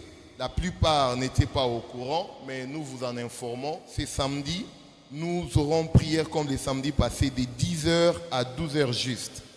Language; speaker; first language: French; non-native, local second language; Lingala